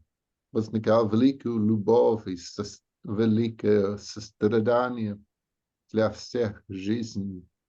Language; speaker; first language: Russian; non-native, fluent; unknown